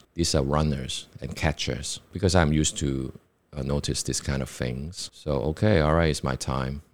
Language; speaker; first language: English; non-native, local second language; Cantonese